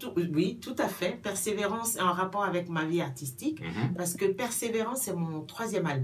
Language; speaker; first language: French; non-native, local second language; Baoulé